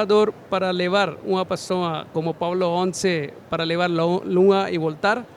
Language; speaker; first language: Portuguese; non-native, learner; Hindi